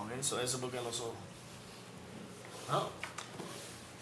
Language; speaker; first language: Spanish; non-native, learner; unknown